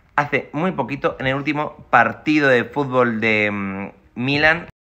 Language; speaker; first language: Spanish; native; Spanish